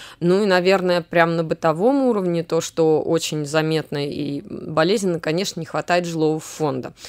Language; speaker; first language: Russian; native; Russian